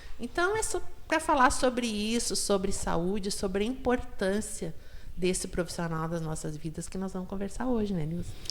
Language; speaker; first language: Portuguese; native; Portuguese